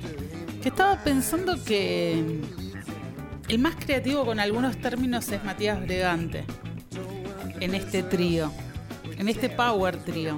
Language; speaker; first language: Spanish; native; Spanish